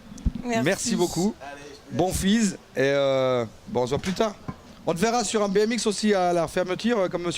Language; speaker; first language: French; native; French